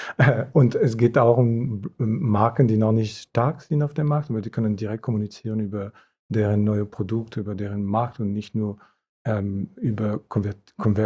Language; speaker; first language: German; non-native, fluent; French